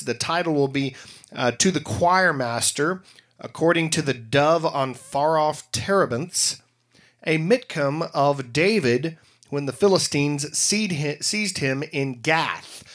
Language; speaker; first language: English; native; English